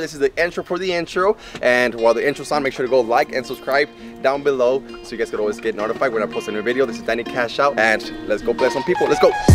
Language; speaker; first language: English; native; English